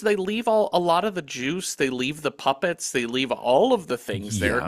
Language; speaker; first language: English; native; English